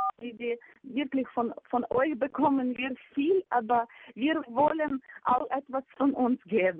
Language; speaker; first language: German; non-native, fluent; Ukrainian